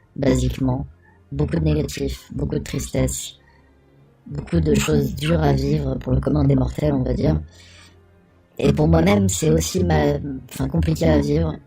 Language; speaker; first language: French; native; French